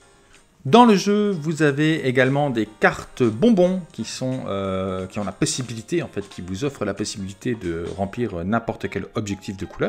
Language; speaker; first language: French; native; French